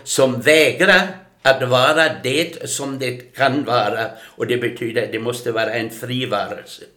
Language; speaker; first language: Swedish; non-native, fluent; German